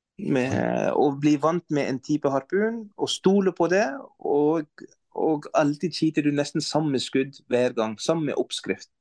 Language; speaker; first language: Norwegian; non-native, fluent; Arabic